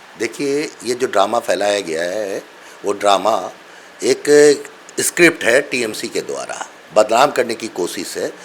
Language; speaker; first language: Hindi; non-native, local second language; Bangla